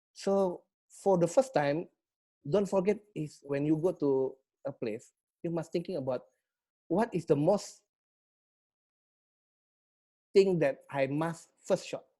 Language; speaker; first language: English; non-native, learner; Indonesian